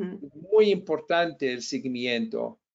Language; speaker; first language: Spanish; non-native, fluent; English